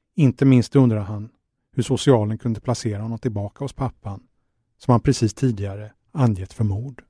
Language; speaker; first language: Swedish; native; Swedish